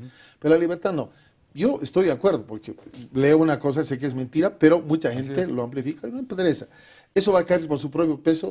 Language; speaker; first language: Spanish; native; Spanish